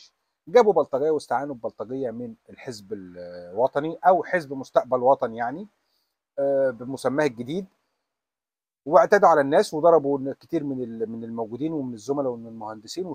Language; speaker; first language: Arabic; native; Arabic